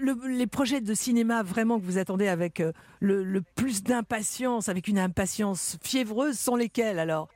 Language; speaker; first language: French; native; French